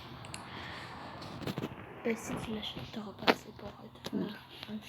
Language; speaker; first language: French; native; French